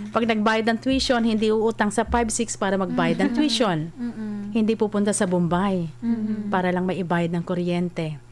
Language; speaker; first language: Filipino; native; Filipino